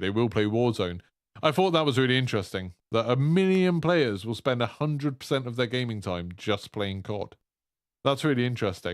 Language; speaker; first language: English; native; English